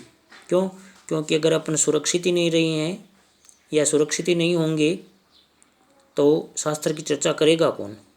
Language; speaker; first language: Hindi; native; Hindi